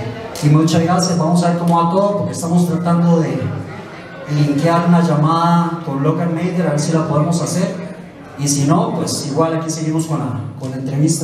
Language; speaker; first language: Spanish; native; Spanish